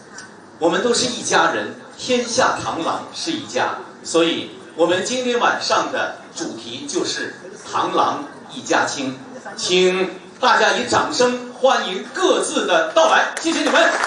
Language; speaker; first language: Chinese; native; Chinese